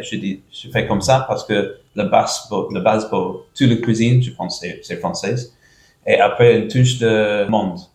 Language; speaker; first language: French; non-native, learner; English